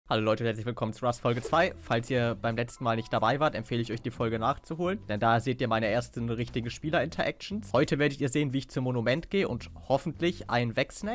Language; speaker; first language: German; native; German